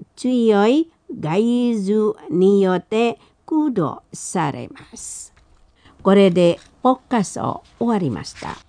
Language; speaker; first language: Japanese; non-native, fluent; Indonesian